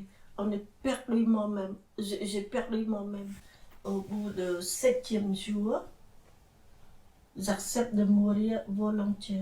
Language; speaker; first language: French; non-native, fluent; Khmer